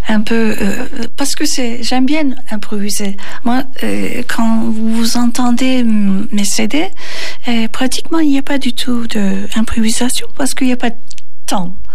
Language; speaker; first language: French; non-native, fluent; Turkish